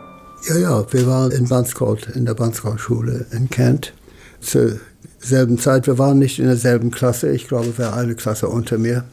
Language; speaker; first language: German; early bilingual, heritage; German